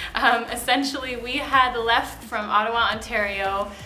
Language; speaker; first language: English; native; English